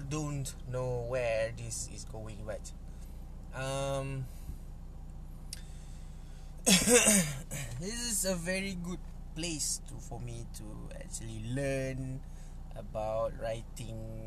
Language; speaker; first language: English; non-native, local second language; Malay